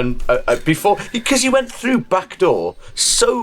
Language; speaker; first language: English; native; English